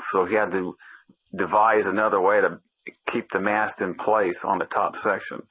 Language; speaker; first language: English; native; English